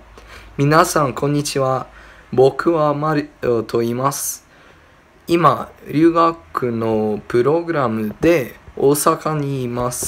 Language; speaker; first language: Japanese; non-native, learner; Chinese